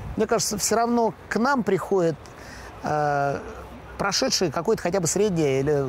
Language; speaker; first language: Russian; native; Russian